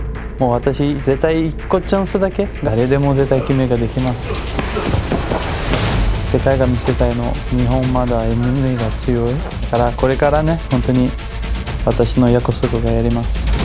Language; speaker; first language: Japanese; non-native, learner; Portuguese